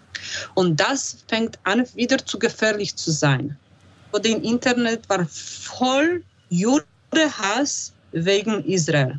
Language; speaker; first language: German; non-native, fluent; Polish